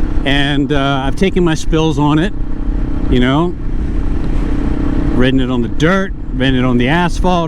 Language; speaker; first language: English; native; English